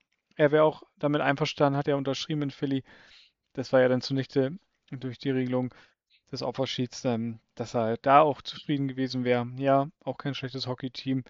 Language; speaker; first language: German; native; German